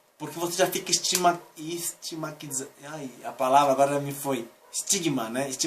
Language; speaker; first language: Portuguese; native; Portuguese